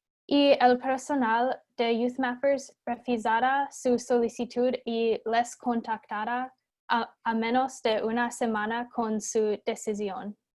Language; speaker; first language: Spanish; non-native, fluent; English